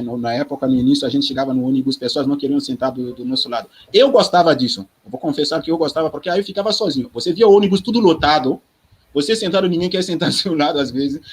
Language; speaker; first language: Portuguese; non-native, fluent; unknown